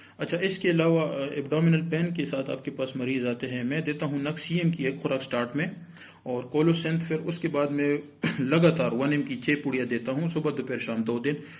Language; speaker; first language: Urdu; non-native, local second language; Pashto